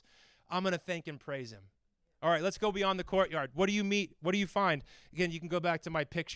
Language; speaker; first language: English; native; English